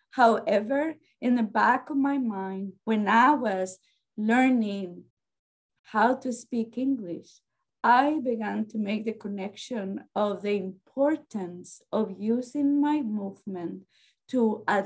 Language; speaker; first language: English; non-native, fluent; Spanish